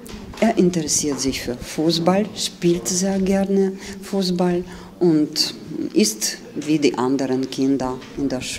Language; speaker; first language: German; non-native, fluent; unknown